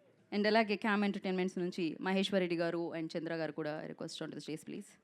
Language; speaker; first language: Telugu; native; Telugu